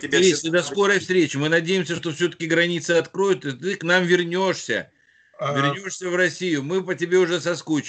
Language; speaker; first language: Russian; native; Russian